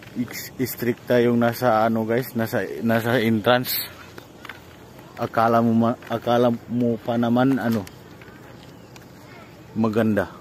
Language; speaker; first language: Filipino; early bilingual, heritage; Filipino